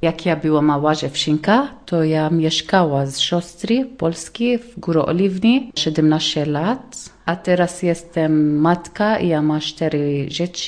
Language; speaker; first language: Polish; early bilingual, heritage; Arabic